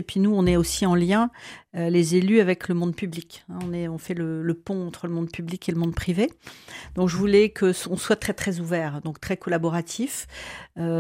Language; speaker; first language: French; native; French